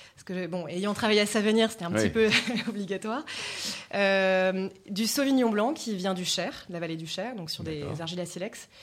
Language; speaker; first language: French; native; French